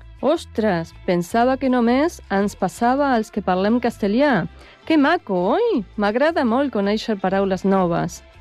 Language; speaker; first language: Catalan; non-native, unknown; Spanish